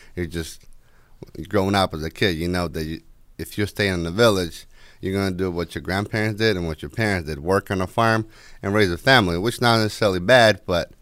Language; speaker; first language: English; non-native, fluent; Ukrainian